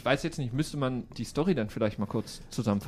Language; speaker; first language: German; native; German